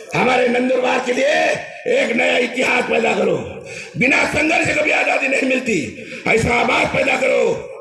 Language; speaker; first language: Hindi; non-native, local second language; Marathi